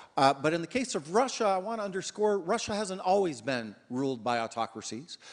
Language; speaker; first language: English; native; English